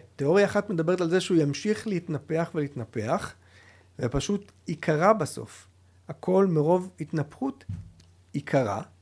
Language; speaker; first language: Hebrew; native; Hebrew